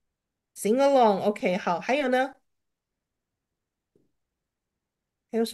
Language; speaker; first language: Chinese; native; Chinese